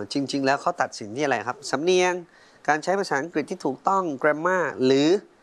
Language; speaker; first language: Thai; native; Thai